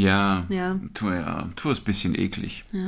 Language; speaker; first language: German; native; German